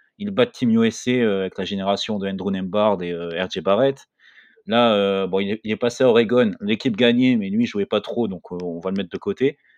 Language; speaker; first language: French; native; French